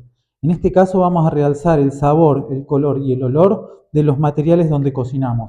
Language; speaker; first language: Spanish; native; Spanish